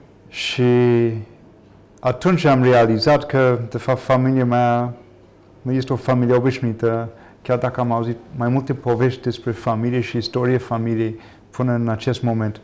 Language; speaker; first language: Romanian; non-native, fluent; English